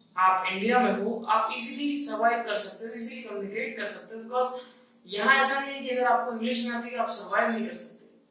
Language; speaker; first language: Hindi; native; Hindi